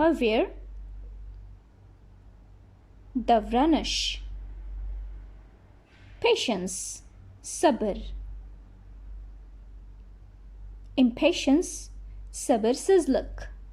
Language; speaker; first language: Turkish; non-native, learner; Bangla